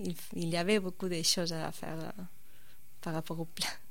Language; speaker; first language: French; non-native, fluent; Spanish